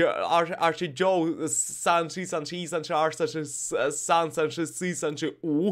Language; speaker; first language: Chinese; non-native, learner; Russian